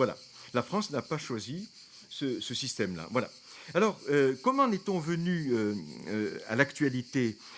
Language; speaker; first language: French; native; French